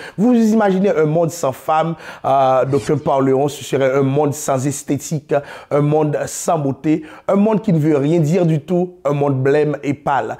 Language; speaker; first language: French; non-native, local second language; Haitian Creole